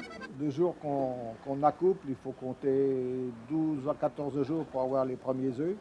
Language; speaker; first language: French; native; French